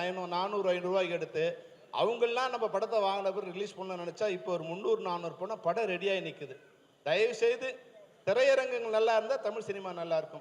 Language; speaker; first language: Tamil; native; Tamil